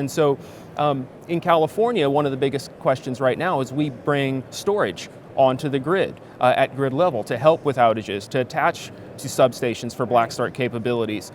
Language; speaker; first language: English; native; English